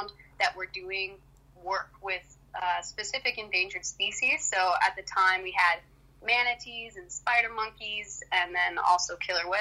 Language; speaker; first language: English; native; English